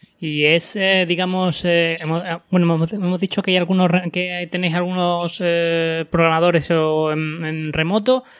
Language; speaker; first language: Spanish; native; Spanish